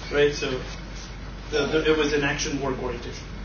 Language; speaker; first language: English; native; English